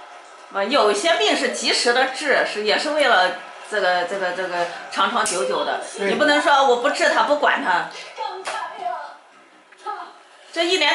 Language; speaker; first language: Chinese; native; Chinese